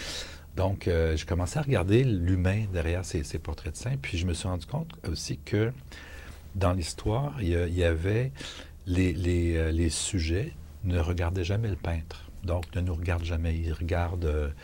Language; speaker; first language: French; native; French